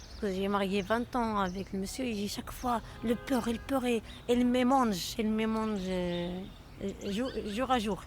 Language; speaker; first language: French; non-native, learner; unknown